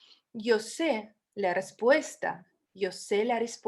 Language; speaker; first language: Spanish; non-native, fluent; Russian